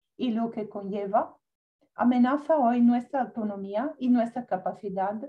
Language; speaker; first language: Spanish; non-native, learner; Italian